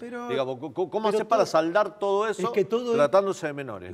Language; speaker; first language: Spanish; native; Spanish